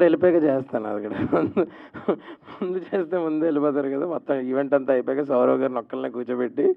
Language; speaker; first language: Telugu; native; Telugu